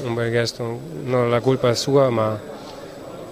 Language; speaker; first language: Italian; non-native, learner; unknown